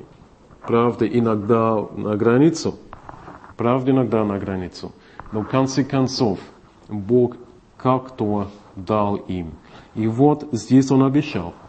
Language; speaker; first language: Russian; non-native, fluent; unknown